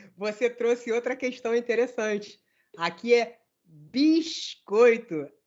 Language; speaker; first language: Portuguese; native; Portuguese